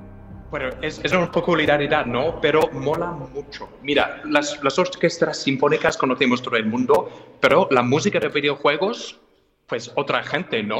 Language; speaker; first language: Spanish; non-native, fluent; English